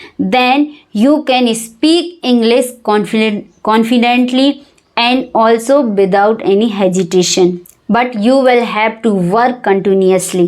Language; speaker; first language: English; non-native, learner; Hindi